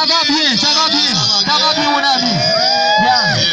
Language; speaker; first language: French; non-native, local second language; Haitian Creole